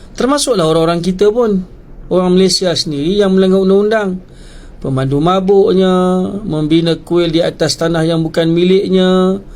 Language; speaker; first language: Malay; native; Malay